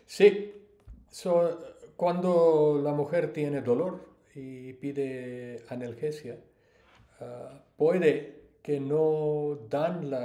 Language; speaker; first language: Spanish; non-native, learner; English